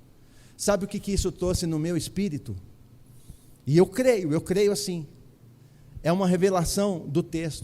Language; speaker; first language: Portuguese; native; Portuguese